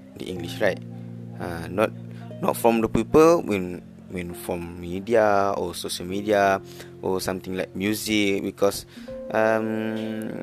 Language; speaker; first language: English; non-native, learner; Malay